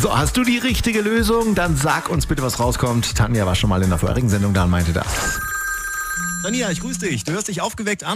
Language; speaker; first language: German; native; German